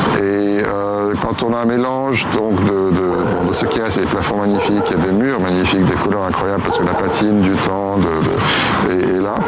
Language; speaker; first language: French; non-native, local second language; Arabic